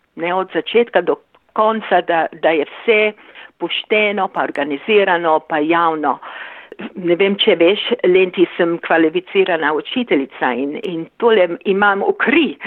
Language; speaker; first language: Slovenian; early bilingual, heritage; Slovenian